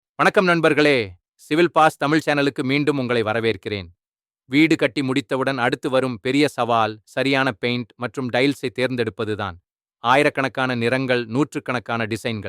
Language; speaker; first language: Tamil; native; Tamil